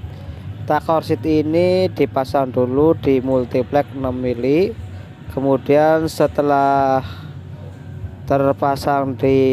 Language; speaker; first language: Indonesian; native; Indonesian